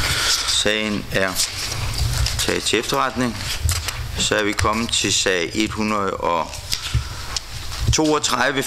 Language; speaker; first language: Danish; native; Danish